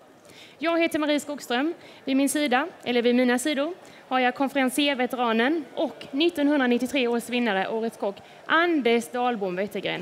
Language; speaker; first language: Swedish; native; Swedish